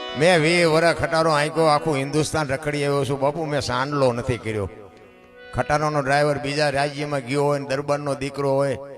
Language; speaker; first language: Gujarati; native; Gujarati